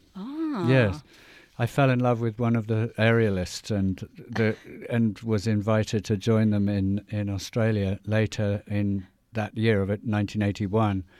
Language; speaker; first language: English; native; English